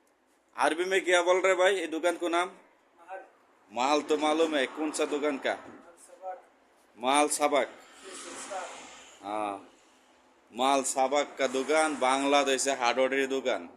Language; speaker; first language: Hindi; non-native, learner; Bangla